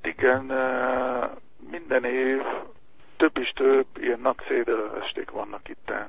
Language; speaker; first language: Hungarian; early bilingual, heritage; Hungarian